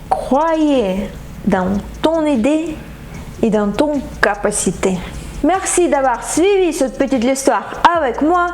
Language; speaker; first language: French; non-native, fluent; Ukrainian